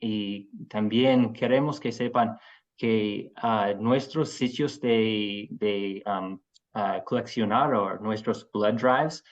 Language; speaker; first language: Spanish; non-native, fluent; English